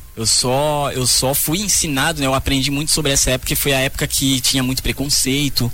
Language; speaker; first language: Portuguese; native; Portuguese